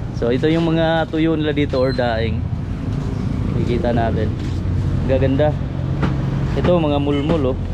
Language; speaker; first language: Filipino; non-native, local second language; Cebuano